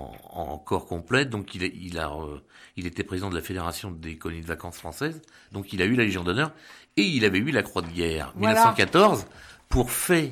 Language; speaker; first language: French; native; French